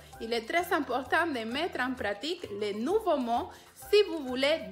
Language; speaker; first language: French; non-native, fluent; Spanish